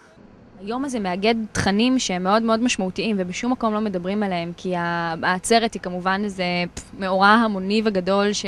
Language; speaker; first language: Hebrew; native; Hebrew